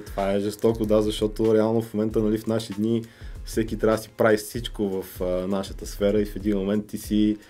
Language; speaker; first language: Bulgarian; native; Bulgarian